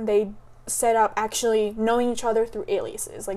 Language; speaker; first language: English; native; English